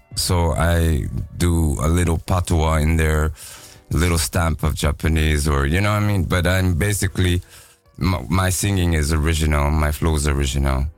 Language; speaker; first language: English; non-native, fluent; Japanese